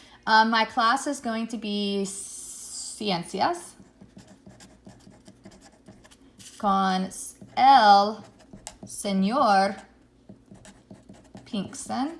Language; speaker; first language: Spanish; non-native, fluent; English